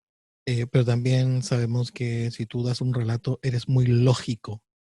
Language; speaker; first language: Spanish; native; Spanish